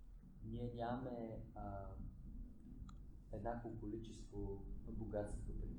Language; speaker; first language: Bulgarian; native; Bulgarian